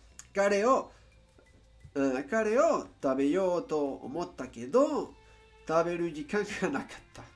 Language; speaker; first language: Japanese; non-native, learner; English